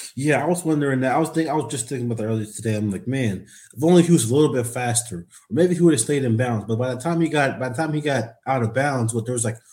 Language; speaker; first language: English; native; English